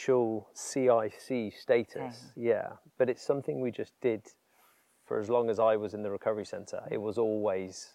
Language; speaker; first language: English; native; English